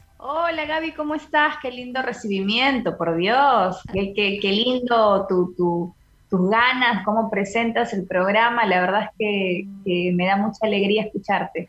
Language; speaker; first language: Spanish; native; Spanish